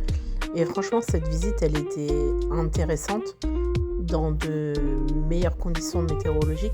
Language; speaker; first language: French; native; French